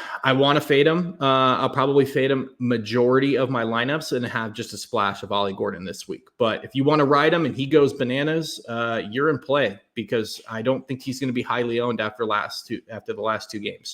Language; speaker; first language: English; native; English